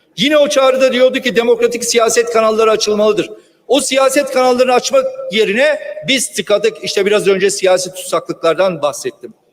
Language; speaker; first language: Turkish; native; Turkish